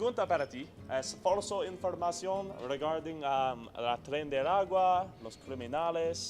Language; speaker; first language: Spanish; non-native, learner; English